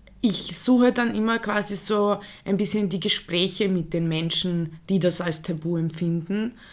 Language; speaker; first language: German; early bilingual, other home language; Croatian